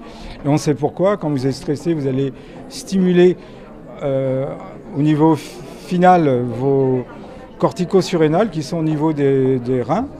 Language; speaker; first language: French; native; French